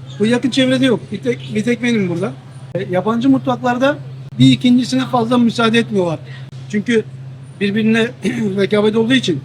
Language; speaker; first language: Turkish; native; Turkish